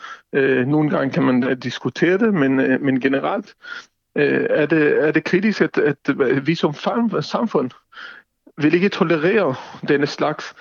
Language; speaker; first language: Danish; non-native, fluent; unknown